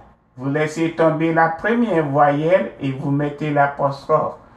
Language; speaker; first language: French; non-native, fluent; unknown